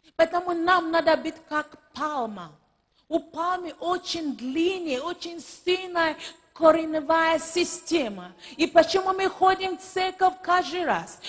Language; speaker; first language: Russian; non-native, fluent; Yoruba